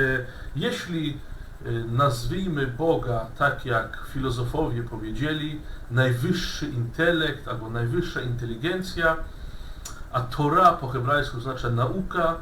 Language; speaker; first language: Polish; non-native, fluent; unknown